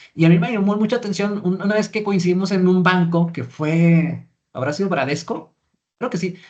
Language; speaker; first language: Spanish; native; Spanish